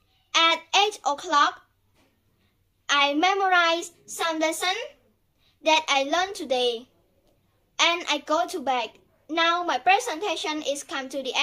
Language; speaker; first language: English; non-native, learner; Khmer